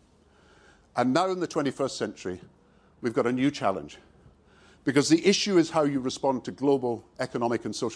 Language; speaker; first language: English; native; English